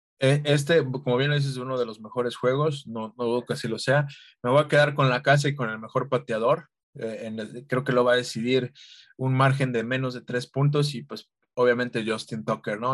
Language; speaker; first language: Spanish; native; Spanish